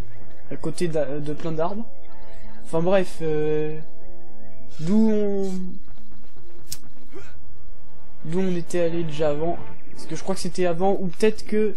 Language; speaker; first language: French; native; French